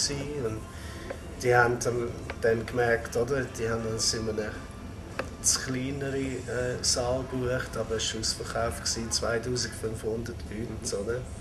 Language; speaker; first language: German; non-native, fluent; Maltese